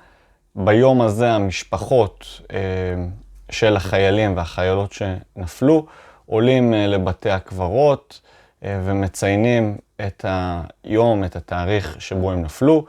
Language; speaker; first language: Hebrew; native; Hebrew